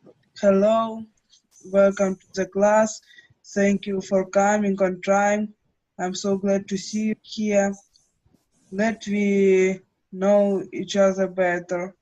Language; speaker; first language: English; non-native, fluent; Ukrainian